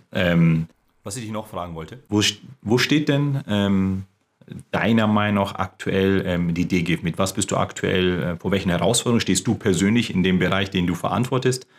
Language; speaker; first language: German; early bilingual, other home language; Turkish